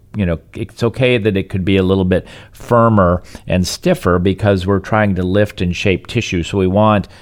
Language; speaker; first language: English; native; English